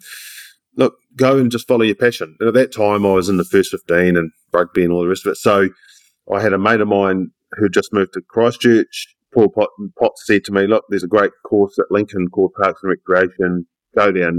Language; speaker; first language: English; native; English